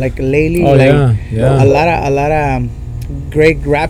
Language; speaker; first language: English; non-native, fluent; Spanish